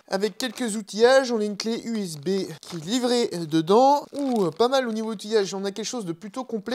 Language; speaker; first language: French; native; French